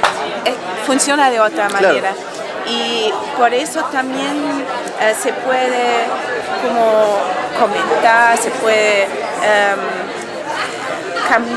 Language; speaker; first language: Spanish; non-native, fluent; German